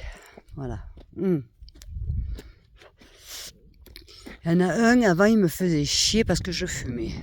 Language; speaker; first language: French; native; French